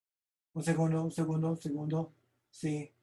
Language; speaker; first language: Spanish; non-native, fluent; English